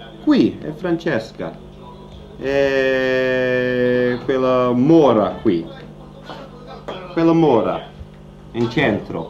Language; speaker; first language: Italian; non-native, learner; English